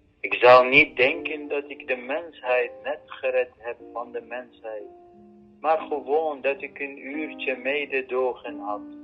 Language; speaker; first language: Dutch; non-native, fluent; Arabic